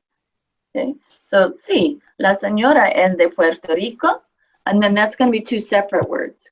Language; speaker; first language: Spanish; non-native, fluent; English